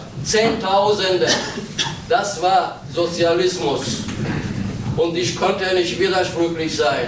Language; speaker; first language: German; non-native, fluent; Turkish